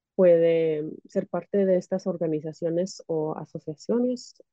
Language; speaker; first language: Spanish; early bilingual, heritage; Spanish